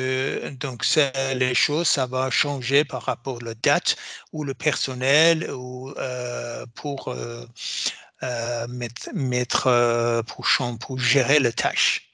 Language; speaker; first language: French; non-native, fluent; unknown